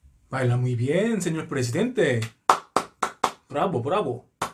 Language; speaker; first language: Spanish; non-native, learner; Korean